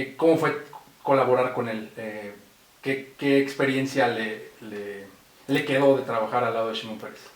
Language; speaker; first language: Spanish; native; Spanish